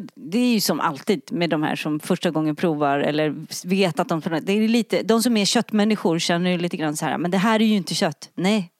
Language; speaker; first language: Swedish; native; Swedish